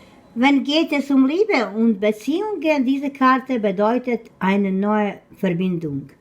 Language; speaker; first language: German; non-native, learner; Croatian